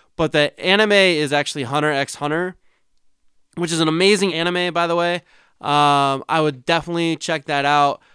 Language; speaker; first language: English; native; English